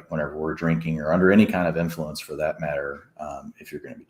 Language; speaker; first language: English; native; English